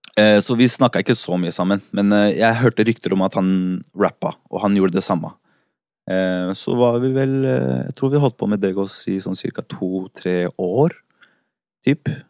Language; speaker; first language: Norwegian; early bilingual, other home language; Spanish